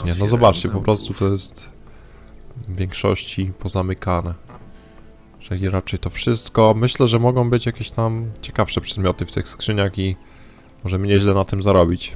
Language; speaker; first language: Polish; native; Polish